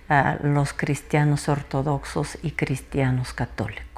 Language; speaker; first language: Spanish; non-native, fluent; Russian